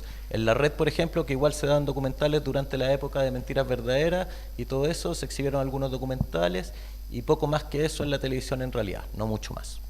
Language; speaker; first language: Spanish; native; Spanish